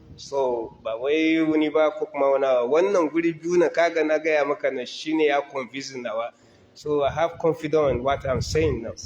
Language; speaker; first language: Hausa; non-native, local second language; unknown